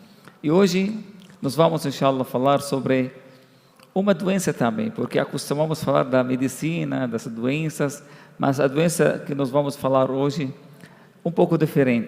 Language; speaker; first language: Portuguese; non-native, fluent; Arabic